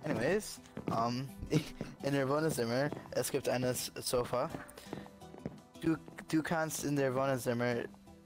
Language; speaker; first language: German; non-native, learner; English